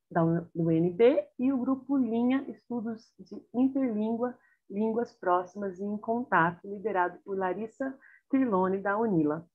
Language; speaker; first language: Portuguese; native; Portuguese